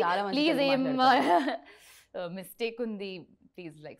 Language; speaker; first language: Telugu; non-native, learner; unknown